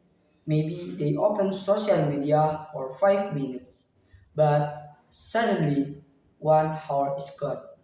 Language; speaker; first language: English; non-native, learner; Indonesian